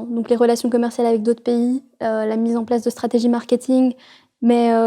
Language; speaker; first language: French; native; French